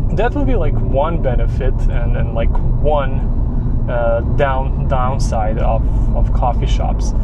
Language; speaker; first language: English; non-native, fluent; Serbian